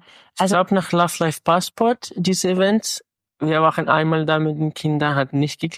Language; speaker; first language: German; non-native, fluent; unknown